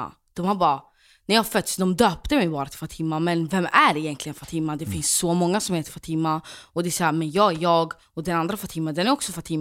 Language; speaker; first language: Swedish; native; Swedish